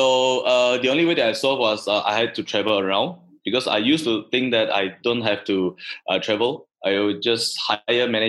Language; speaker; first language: English; non-native, local second language; Chinese